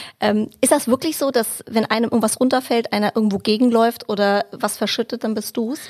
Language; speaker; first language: German; native; German